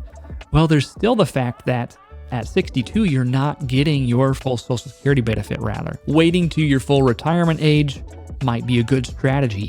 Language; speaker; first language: English; native; English